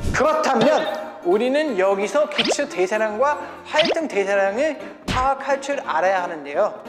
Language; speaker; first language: Korean; non-native, fluent; German